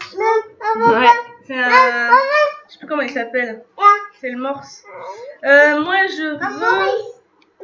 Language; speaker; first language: French; native; French